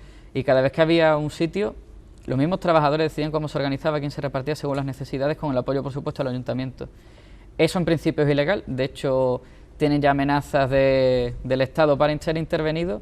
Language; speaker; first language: Spanish; native; Spanish